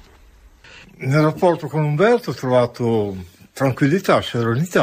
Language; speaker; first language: Italian; native; Italian